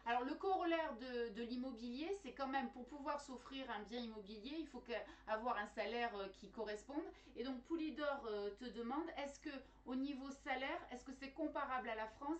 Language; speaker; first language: French; native; French